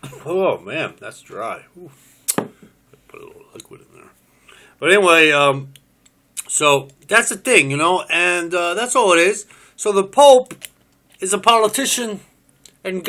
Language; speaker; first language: English; native; English